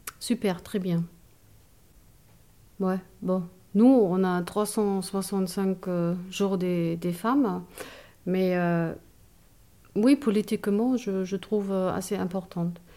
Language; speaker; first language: French; non-native, fluent; German